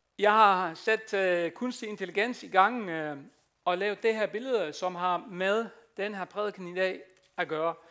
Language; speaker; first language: Danish; non-native, fluent; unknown